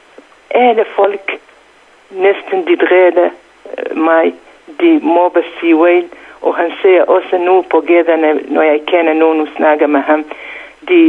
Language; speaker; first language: Danish; non-native, learner; Central Kurdish